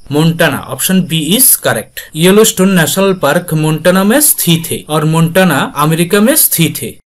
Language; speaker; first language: Hindi; non-native, local second language; Bangla